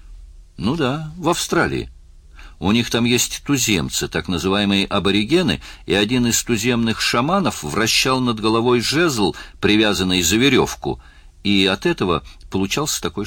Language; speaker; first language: Russian; native; Russian